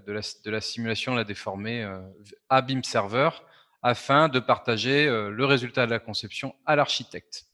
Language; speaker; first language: French; native; French